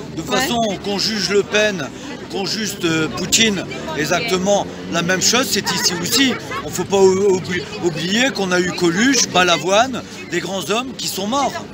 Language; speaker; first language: French; early bilingual, other home language; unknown